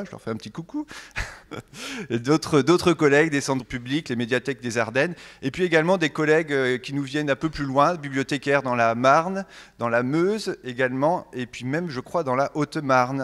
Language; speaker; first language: French; native; French